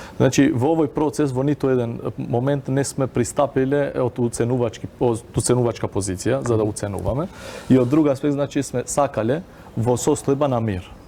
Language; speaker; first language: Macedonian; non-native, local second language; Albanian